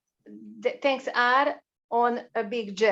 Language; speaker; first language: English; non-native, learner; Hungarian